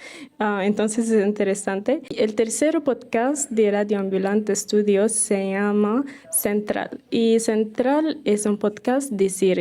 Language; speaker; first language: Spanish; non-native, fluent; Arabic